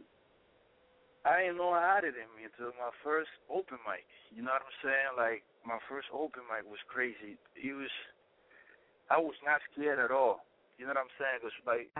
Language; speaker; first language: English; non-native, fluent; Spanish